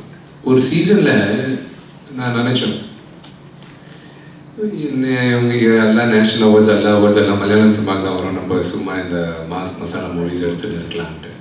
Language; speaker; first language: Tamil; non-native, local second language; Telugu